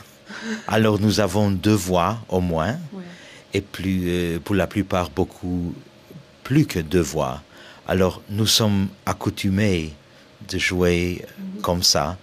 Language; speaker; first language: French; non-native, fluent; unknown